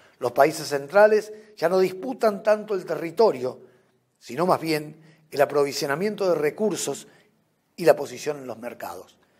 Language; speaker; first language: Spanish; native; Spanish